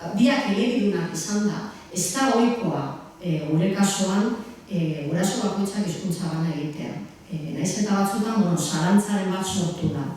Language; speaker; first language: Basque; native; Basque